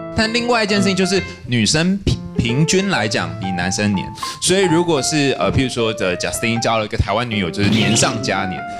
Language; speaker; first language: Chinese; native; Chinese